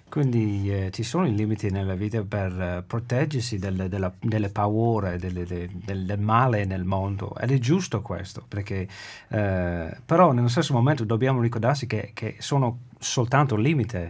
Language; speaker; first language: Italian; native; Italian